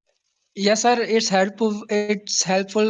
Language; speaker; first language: English; non-native, learner; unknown